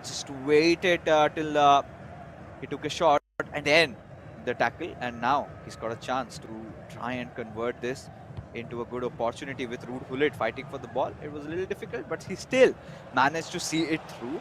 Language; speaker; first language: English; non-native, local second language; Hindi